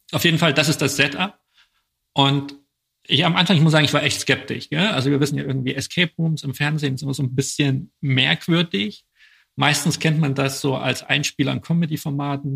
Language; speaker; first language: German; native; German